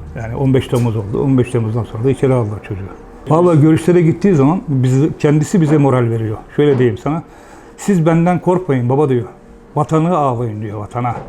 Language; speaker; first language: Turkish; native; Turkish